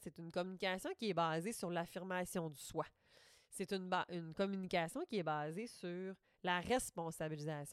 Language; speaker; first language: French; native; French